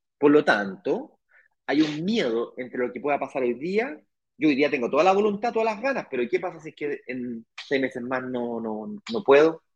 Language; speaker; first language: Spanish; native; Spanish